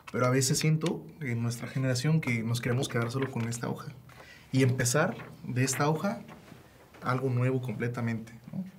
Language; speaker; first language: Spanish; native; Spanish